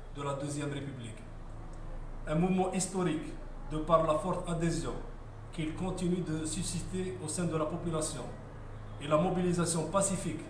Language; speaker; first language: French; non-native, local second language; Arabic